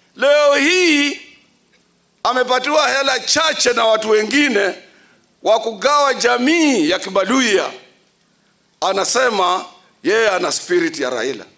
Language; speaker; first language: Swahili; non-native, local second language; Luyia